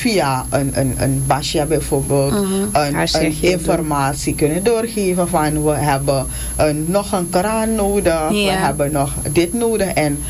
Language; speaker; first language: Dutch; non-native, local second language; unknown